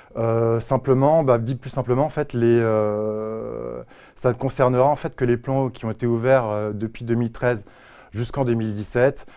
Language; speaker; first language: French; native; French